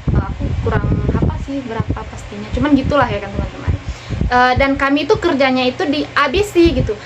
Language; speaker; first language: Indonesian; native; Indonesian